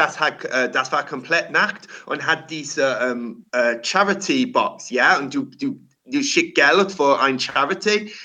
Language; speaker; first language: German; non-native, learner; English